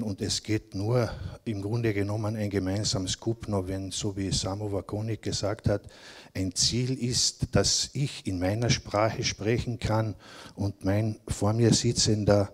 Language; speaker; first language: German; non-native, local second language; Slovenian